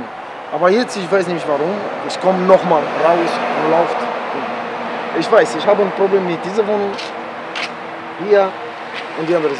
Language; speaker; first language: German; non-native, learner; Romanian